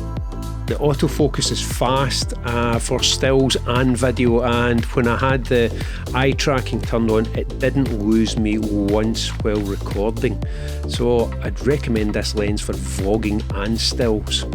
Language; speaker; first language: English; native; English